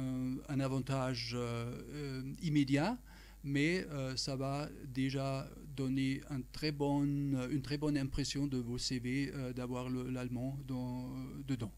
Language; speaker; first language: French; non-native, fluent; German